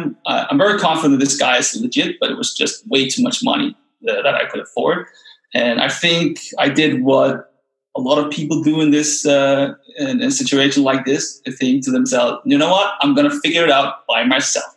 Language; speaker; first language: English; non-native, fluent; Danish